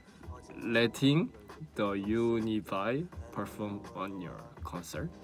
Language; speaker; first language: English; non-native, learner; Korean